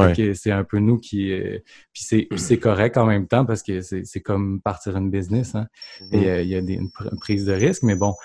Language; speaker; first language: French; native; French